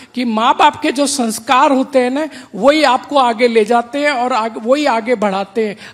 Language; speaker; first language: Hindi; native; Hindi